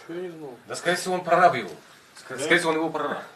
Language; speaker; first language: Russian; native; Russian